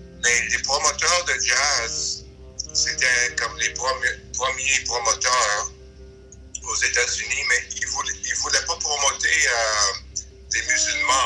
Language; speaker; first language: French; early bilingual, other home language; English